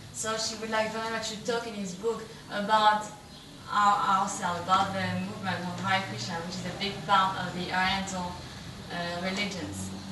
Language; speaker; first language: English; non-native, fluent; French